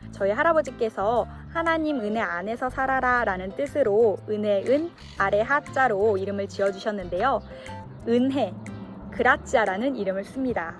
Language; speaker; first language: Korean; early bilingual, heritage; Korean